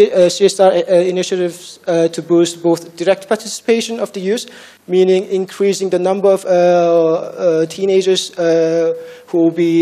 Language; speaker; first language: English; non-native, fluent; Korean